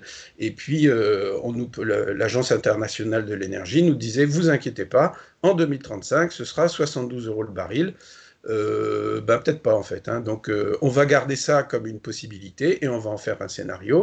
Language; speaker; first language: French; native; French